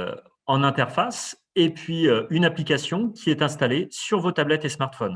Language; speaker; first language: French; native; French